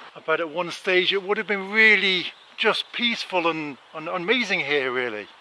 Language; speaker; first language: English; native; English